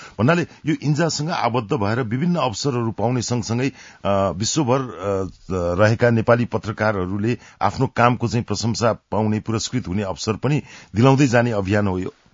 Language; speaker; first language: Nepali; native; Nepali